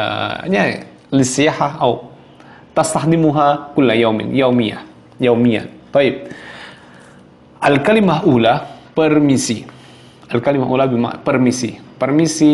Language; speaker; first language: Arabic; non-native, fluent; Javanese